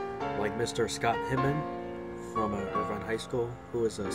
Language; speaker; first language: English; native; English